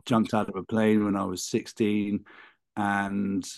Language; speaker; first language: English; native; English